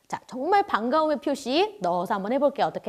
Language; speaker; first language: Korean; native; Korean